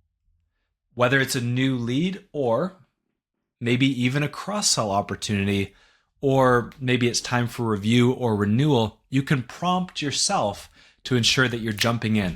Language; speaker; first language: English; native; English